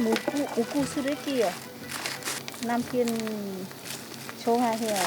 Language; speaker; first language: Korean; non-native, learner; Vietnamese